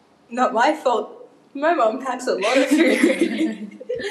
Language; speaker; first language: English; native; English